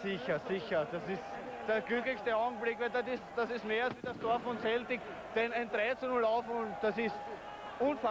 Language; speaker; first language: German; native; German